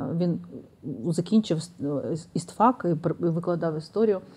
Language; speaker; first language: Ukrainian; native; Ukrainian